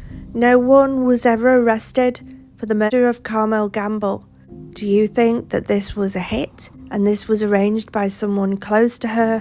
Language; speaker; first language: English; native; English